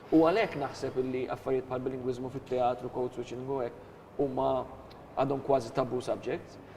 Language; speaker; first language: Maltese; native; Maltese